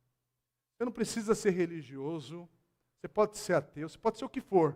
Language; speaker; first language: Portuguese; native; Portuguese